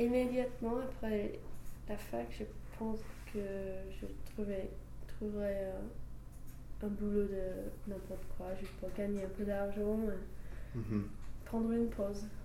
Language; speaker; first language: French; non-native, fluent; English